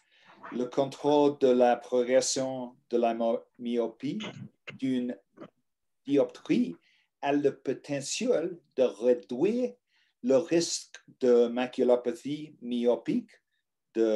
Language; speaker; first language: French; non-native, learner; English